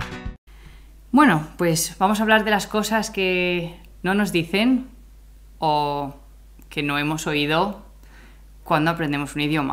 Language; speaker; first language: Spanish; native; Spanish